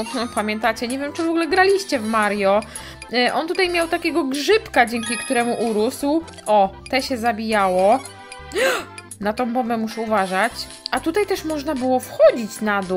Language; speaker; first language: Polish; native; Polish